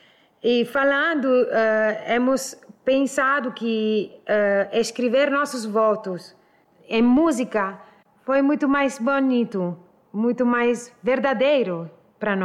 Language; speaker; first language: Portuguese; non-native, learner; Italian